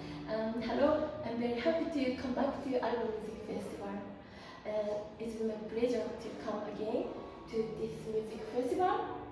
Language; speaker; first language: English; non-native, learner; Japanese